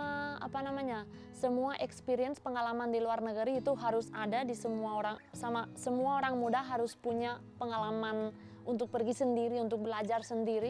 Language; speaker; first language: Indonesian; non-native, fluent; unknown